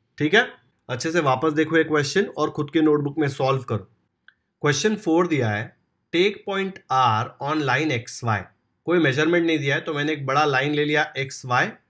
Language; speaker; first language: Hindi; non-native, local second language; Marathi